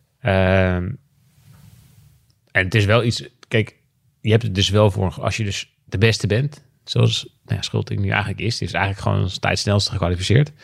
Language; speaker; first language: Dutch; native; Dutch